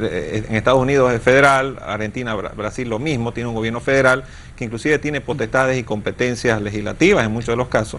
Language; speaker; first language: Spanish; native; Spanish